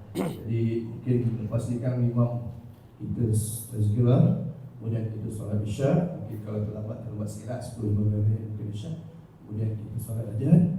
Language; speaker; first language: Malay; native; Malay